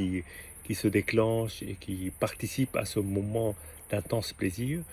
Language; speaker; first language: French; native; French